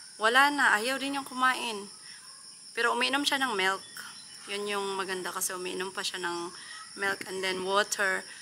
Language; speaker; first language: Filipino; non-native, local second language; Cebuano